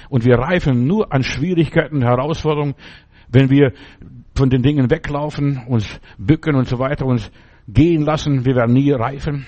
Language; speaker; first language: German; early bilingual, other home language; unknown